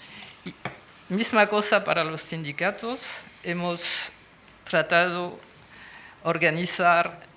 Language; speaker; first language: Spanish; non-native, fluent; French